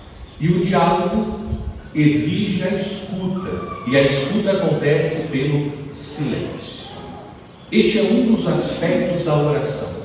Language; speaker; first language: Portuguese; native; Portuguese